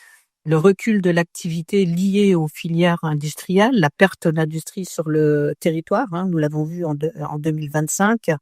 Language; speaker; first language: French; native; French